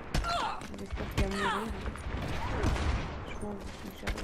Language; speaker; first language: French; native; French